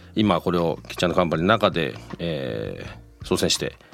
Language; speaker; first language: Japanese; native; Japanese